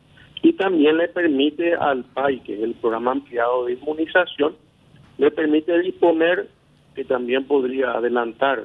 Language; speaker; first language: Spanish; native; Spanish